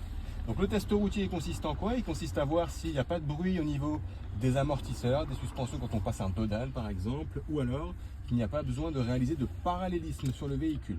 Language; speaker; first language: French; native; French